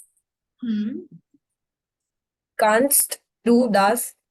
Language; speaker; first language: German; non-native, learner; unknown